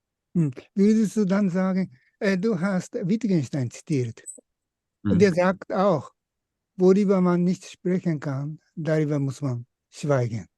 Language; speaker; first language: German; non-native, fluent; Japanese